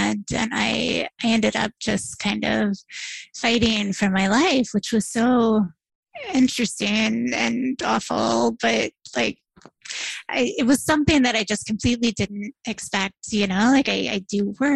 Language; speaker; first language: English; native; English